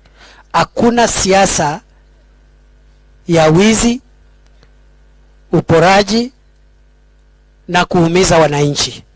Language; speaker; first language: Swahili; non-native, local second language; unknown